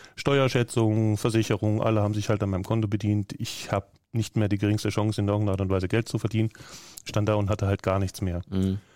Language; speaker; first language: German; native; German